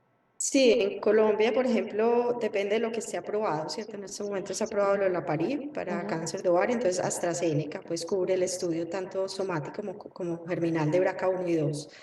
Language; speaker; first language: Spanish; native; Spanish